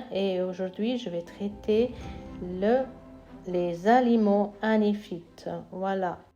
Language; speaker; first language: French; non-native, fluent; Italian